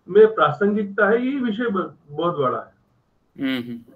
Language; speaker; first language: Hindi; native; Hindi